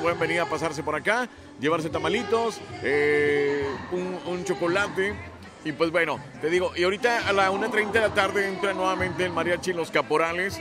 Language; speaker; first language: Spanish; native; Spanish